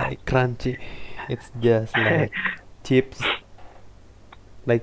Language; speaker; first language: English; non-native, learner; Indonesian